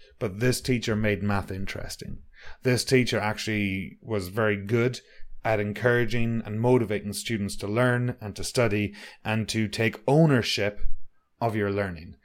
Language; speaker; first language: English; native; English